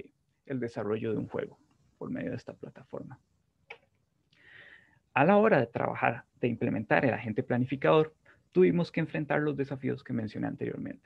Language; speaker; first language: Spanish; native; Spanish